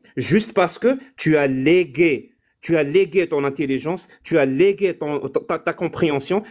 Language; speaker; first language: French; non-native, local second language; Arabic